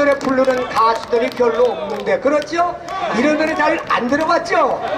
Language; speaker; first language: Korean; native; Korean